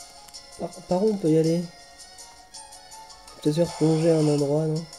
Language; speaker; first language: French; native; French